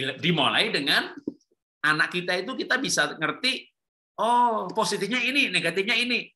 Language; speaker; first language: Indonesian; native; Indonesian